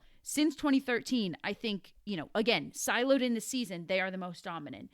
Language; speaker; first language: English; native; English